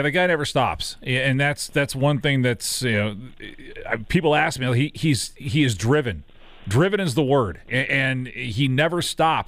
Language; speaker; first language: English; native; English